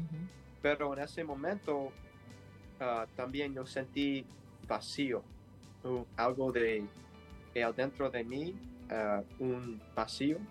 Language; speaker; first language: Spanish; non-native, learner; English